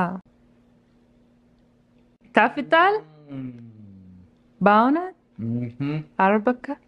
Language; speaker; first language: Amharic; non-native, learner; Arabic